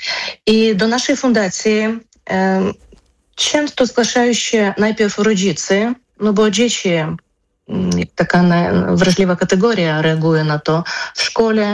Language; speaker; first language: Polish; non-native, fluent; Ukrainian